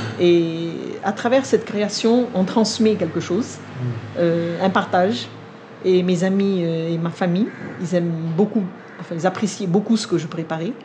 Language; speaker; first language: French; non-native, local second language; Vietnamese